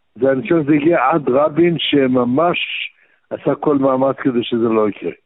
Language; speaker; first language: Hebrew; early bilingual, other home language; Arabic